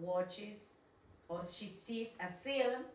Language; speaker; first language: English; non-native, fluent; Spanish